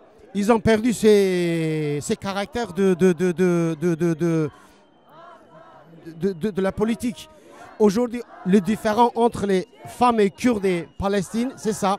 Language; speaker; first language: French; non-native, learner; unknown